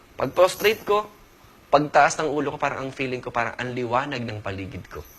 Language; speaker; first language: Filipino; native; Filipino